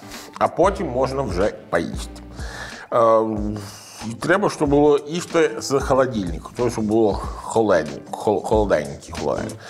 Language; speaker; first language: Ukrainian; non-native, learner; Italian